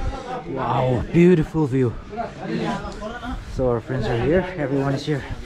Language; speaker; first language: English; non-native, fluent; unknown